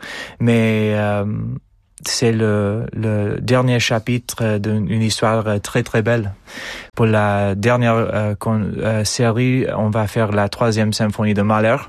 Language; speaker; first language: French; non-native, fluent; English